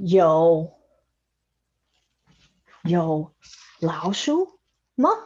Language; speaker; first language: Chinese; non-native, fluent; English